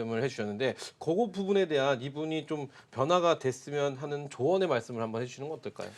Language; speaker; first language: Korean; native; Korean